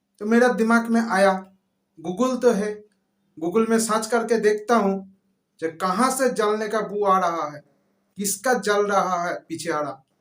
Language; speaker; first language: Hindi; non-native, local second language; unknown